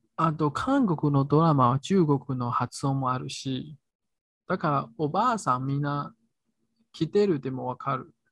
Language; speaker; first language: Japanese; non-native, learner; Chinese